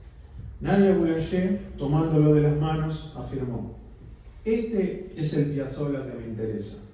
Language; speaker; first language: Spanish; native; Spanish